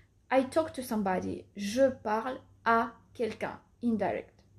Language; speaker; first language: French; native; French